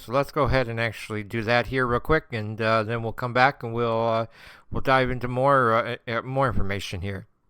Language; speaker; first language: English; native; English